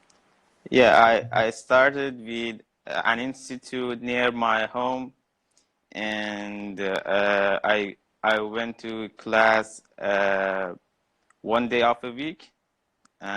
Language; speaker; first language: English; non-native, learner; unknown